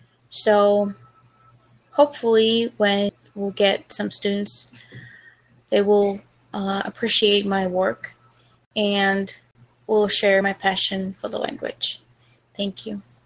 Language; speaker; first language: English; non-native, fluent; Russian